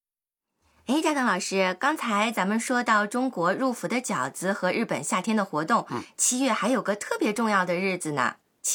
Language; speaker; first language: Chinese; native; Chinese